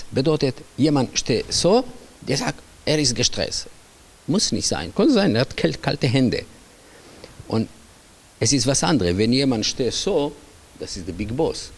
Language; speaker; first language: German; non-native, fluent; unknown